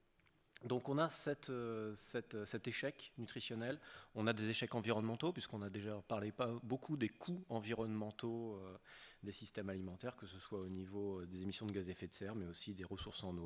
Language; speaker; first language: French; native; French